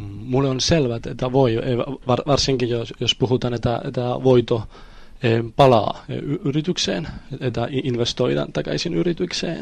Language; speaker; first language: Finnish; non-native, fluent; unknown